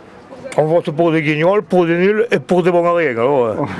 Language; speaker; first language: French; native; French